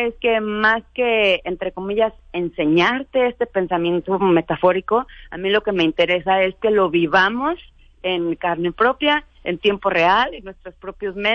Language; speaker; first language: Spanish; native; Spanish